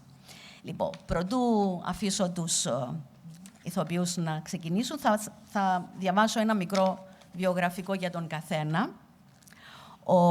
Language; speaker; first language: Greek; native; Greek